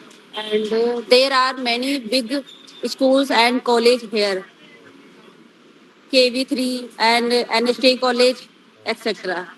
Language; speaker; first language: English; non-native, learner; Hindi